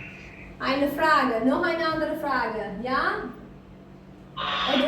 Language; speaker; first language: German; non-native, fluent; Albanian